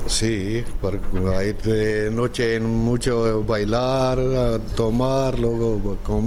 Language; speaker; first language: Spanish; non-native, learner; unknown